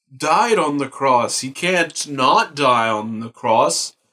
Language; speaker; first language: English; native; English